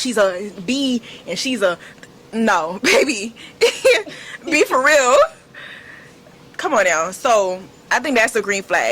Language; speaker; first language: English; native; English